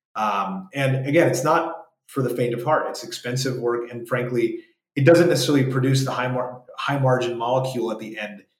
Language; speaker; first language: English; native; English